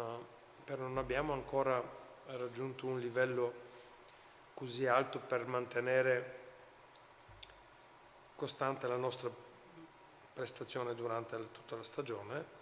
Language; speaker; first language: Italian; non-native, fluent; Bulgarian